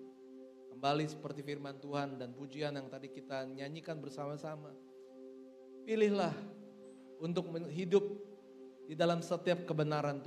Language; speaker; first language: Indonesian; native; Indonesian